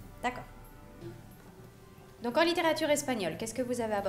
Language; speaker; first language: French; non-native, fluent; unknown